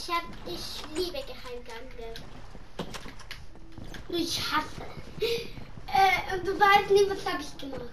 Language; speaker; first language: German; non-native, learner; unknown